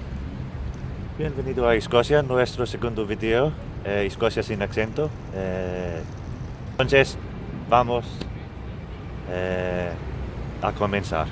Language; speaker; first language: Spanish; non-native, fluent; English